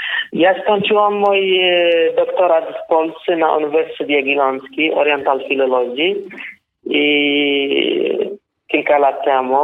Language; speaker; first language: Polish; non-native, learner; Kurdish